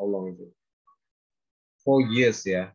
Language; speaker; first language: English; non-native, fluent; Indonesian